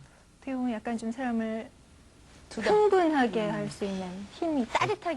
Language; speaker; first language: Korean; native; Korean